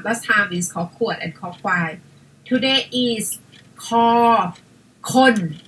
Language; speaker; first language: English; non-native, fluent; Thai